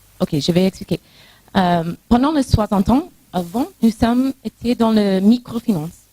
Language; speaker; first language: French; non-native, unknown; English